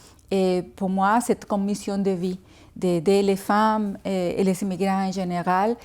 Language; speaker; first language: French; non-native, fluent; Spanish